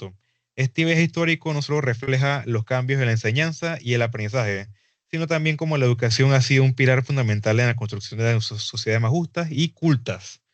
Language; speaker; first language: Spanish; native; Spanish